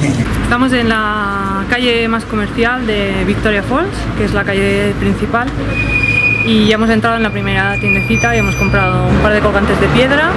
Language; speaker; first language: Spanish; native; Spanish